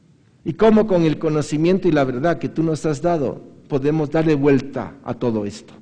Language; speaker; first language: Spanish; native; Spanish